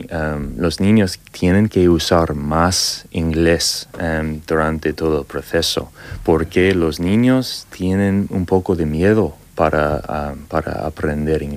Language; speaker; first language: Spanish; non-native, fluent; English